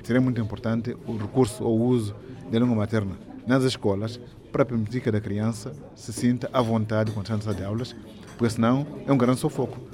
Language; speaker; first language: Portuguese; non-native, local second language; Yao